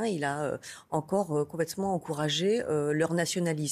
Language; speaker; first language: French; native; French